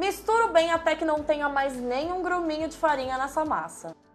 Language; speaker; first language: Portuguese; native; Portuguese